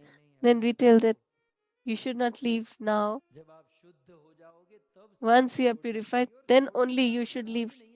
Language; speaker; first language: English; non-native, local second language; Hindi